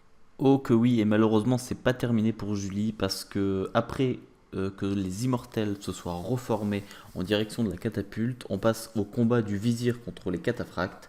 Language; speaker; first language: French; native; French